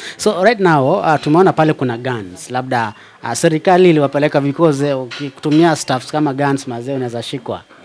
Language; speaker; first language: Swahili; native; Swahili